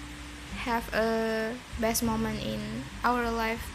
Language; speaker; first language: English; non-native, learner; Indonesian